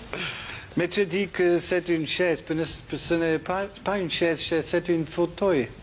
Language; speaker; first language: French; non-native, learner; German